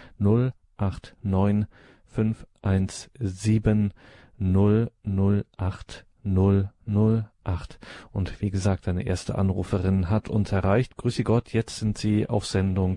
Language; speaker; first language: German; native; German